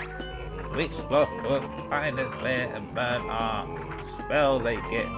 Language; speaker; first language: English; native; English